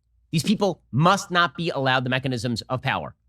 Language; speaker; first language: English; native; English